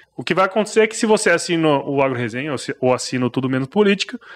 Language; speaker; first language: Portuguese; native; Portuguese